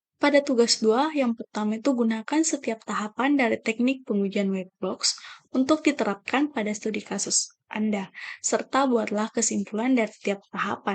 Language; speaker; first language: Indonesian; native; Indonesian